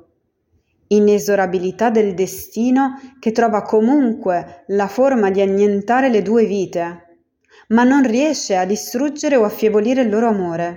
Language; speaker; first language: Italian; native; Italian